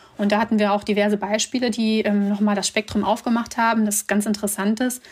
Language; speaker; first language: German; early bilingual, other home language; Russian